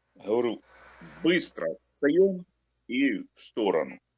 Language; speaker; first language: Ukrainian; non-native, local second language; Russian